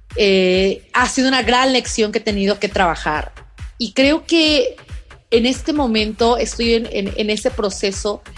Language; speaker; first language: Spanish; native; Spanish